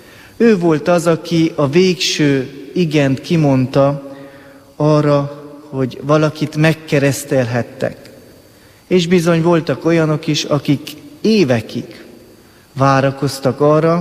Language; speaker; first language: Hungarian; native; Hungarian